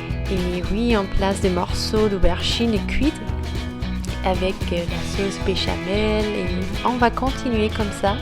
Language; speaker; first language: French; non-native, fluent; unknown